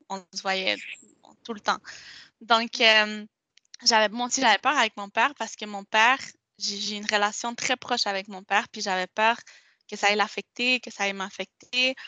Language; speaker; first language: French; non-native, local second language; Spanish